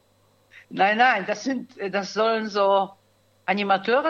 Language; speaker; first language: German; native; German